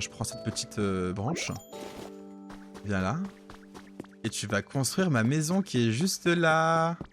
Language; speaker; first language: French; native; French